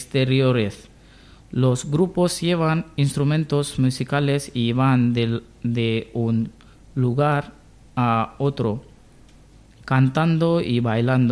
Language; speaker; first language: Spanish; non-native, learner; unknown